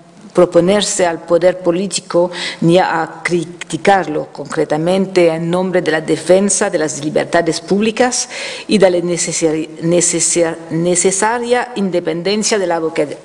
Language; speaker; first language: Spanish; non-native, fluent; French